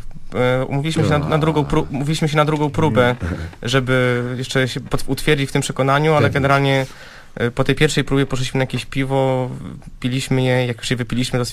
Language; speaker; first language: Polish; native; Polish